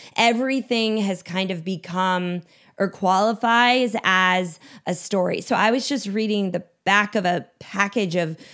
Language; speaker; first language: English; native; English